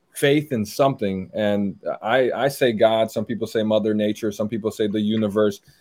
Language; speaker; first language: English; early bilingual, other home language; Portuguese